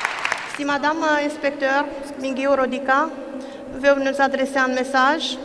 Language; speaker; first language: French; non-native, fluent; Romanian